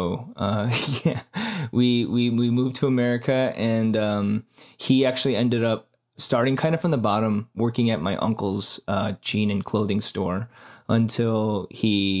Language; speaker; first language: English; native; English